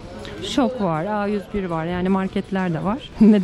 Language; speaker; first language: Turkish; native; Turkish